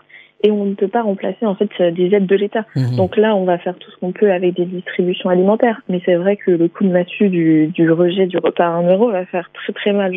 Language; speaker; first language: French; native; French